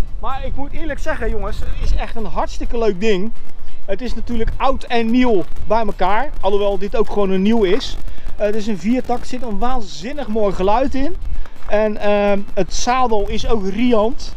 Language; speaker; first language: Dutch; native; Dutch